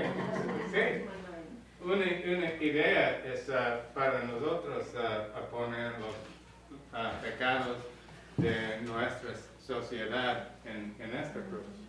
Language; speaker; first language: Spanish; non-native, learner; English